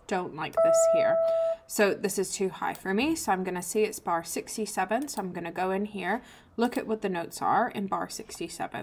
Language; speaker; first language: English; native; English